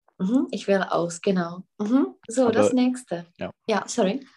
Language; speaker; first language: German; non-native, fluent; Czech